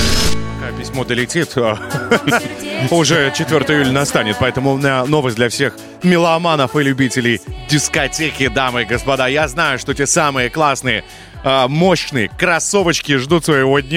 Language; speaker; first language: Russian; native; Russian